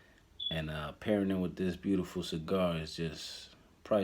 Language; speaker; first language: English; native; English